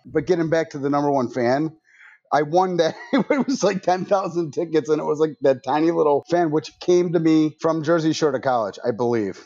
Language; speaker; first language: English; native; English